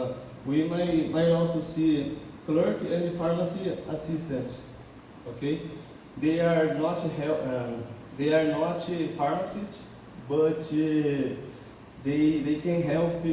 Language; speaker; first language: English; non-native, fluent; Portuguese